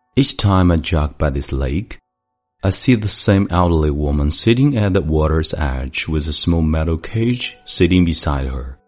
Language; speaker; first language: English; non-native, fluent; Chinese